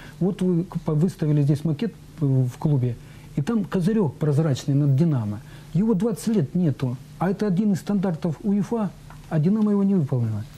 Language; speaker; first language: Russian; native; Russian